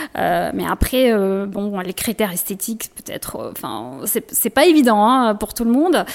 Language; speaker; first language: French; non-native, fluent; Russian